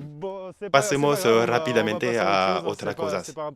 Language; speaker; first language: Spanish; non-native, learner; French